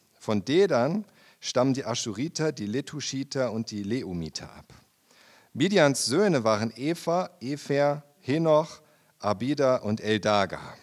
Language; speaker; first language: German; native; German